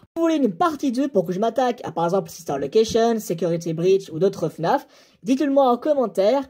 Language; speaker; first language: French; native; French